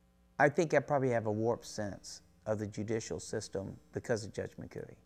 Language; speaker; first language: English; native; English